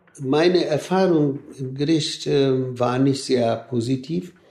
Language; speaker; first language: German; non-native, fluent; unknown